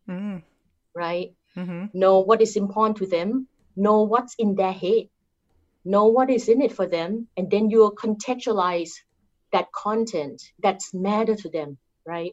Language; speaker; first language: English; non-native, fluent; Thai